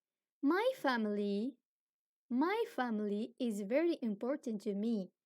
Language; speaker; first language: English; non-native, fluent; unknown